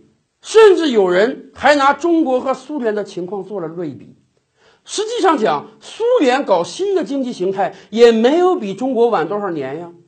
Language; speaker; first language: Chinese; native; Chinese